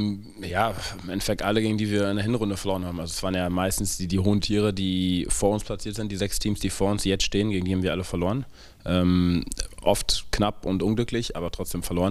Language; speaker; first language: German; native; German